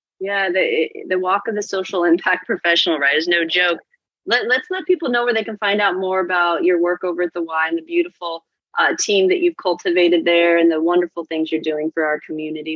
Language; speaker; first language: English; native; English